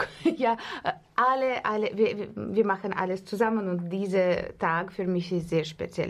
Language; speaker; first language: German; non-native, learner; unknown